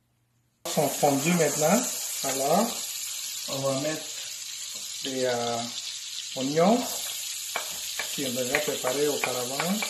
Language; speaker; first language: French; non-native, fluent; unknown